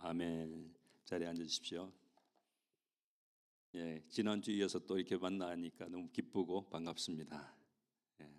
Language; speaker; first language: Korean; native; Korean